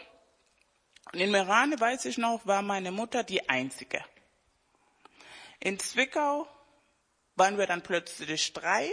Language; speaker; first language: German; non-native, fluent; Spanish